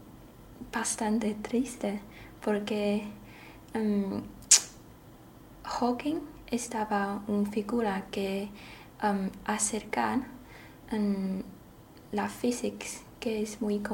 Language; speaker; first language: Spanish; non-native, learner; Chinese